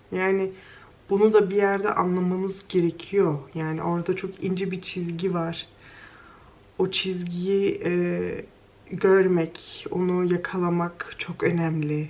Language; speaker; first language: Turkish; native; Turkish